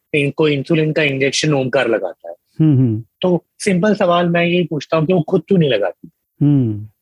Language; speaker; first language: Hindi; native; Hindi